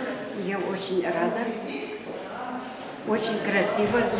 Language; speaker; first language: Russian; non-native, local second language; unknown